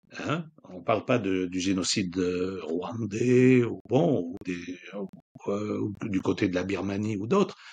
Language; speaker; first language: French; non-native, local second language; Arabic